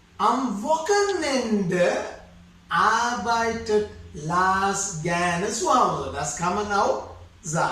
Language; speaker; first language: German; non-native, fluent; Sinhala